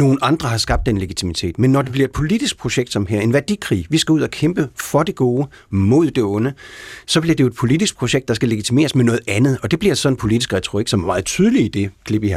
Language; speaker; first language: Danish; native; Danish